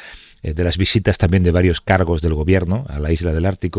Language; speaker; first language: Spanish; native; Spanish